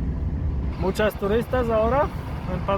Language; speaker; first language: Spanish; non-native, learner; Polish